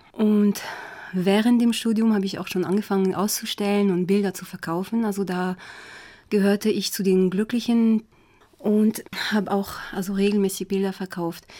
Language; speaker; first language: German; non-native, fluent; French